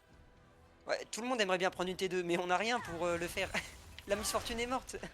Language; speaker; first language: French; native; French